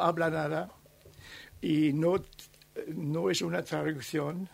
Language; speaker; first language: Spanish; non-native, learner; German